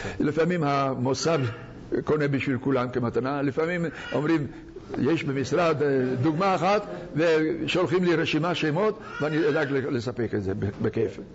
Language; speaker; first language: Hebrew; non-native, fluent; Hungarian